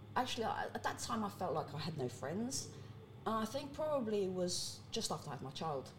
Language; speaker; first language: English; early bilingual, other home language; Cantonese